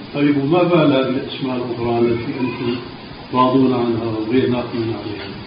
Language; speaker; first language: Arabic; early bilingual, other home language; Albanian